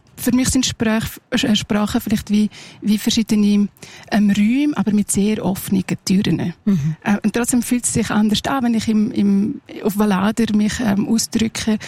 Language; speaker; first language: German; non-native, local second language; Romansh